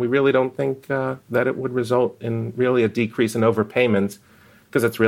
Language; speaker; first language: English; native; English